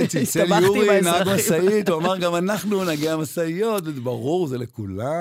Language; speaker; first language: Hebrew; native; Hebrew